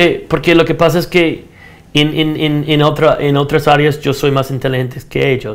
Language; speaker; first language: Spanish; non-native, fluent; English